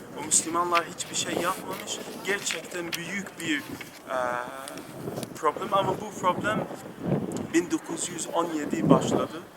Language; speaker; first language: Turkish; non-native, learner; Arabic